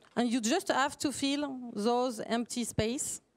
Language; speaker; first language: English; non-native, fluent; French